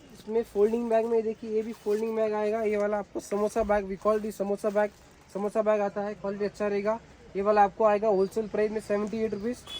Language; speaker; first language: Hindi; non-native, local second language; Kannada